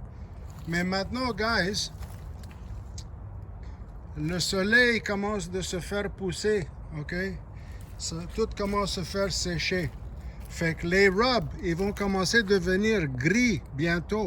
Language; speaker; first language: French; non-native, local second language; English